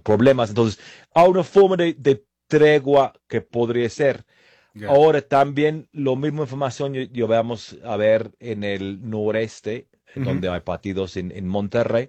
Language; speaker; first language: Spanish; non-native, fluent; English